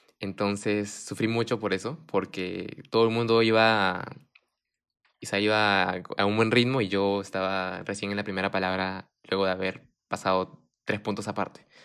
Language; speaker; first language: Spanish; early bilingual, heritage; Spanish